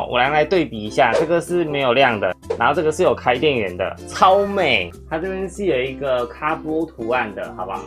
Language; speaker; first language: Chinese; native; Chinese